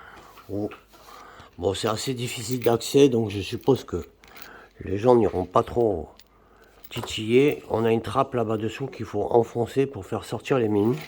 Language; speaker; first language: French; native; French